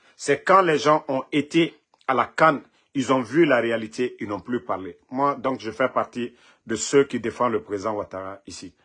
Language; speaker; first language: French; non-native, local second language; Mandingo